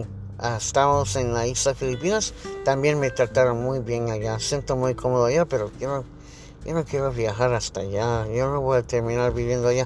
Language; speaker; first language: Spanish; early bilingual, heritage; English